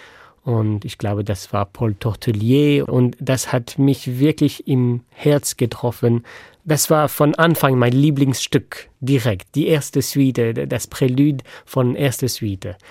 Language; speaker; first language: German; non-native, fluent; French